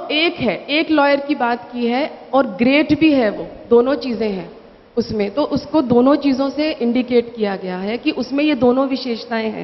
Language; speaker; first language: Hindi; native; Hindi